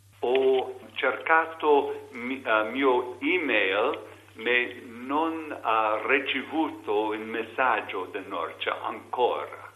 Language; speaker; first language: Italian; non-native, learner; English